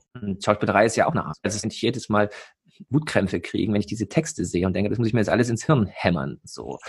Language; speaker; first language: German; native; German